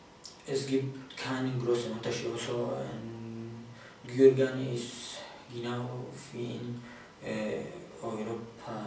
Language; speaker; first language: German; non-native, fluent; Kurdish